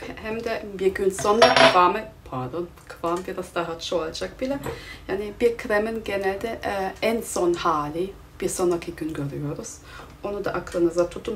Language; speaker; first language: Turkish; non-native, fluent; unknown